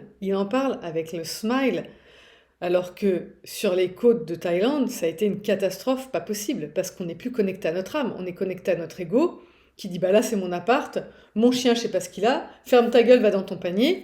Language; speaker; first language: French; native; French